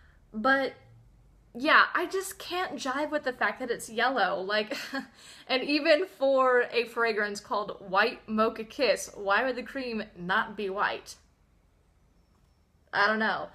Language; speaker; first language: English; native; English